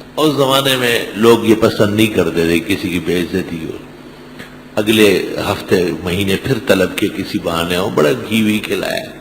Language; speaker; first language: Urdu; non-native, local second language; Pashto